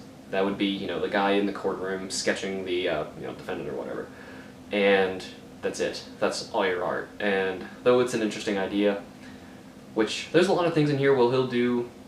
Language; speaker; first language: English; native; English